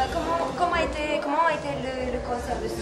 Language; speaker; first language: French; non-native, fluent; Romanian